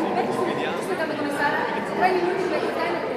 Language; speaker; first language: Italian; native; Italian